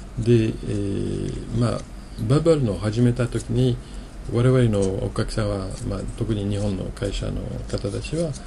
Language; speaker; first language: Japanese; non-native, fluent; French